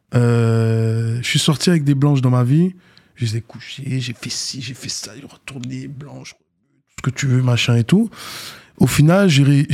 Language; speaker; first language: French; native; French